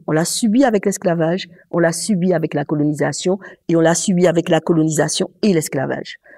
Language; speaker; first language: French; native; French